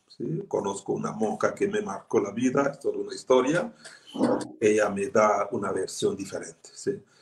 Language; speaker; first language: Spanish; non-native, fluent; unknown